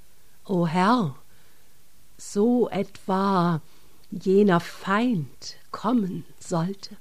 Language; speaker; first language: German; native; German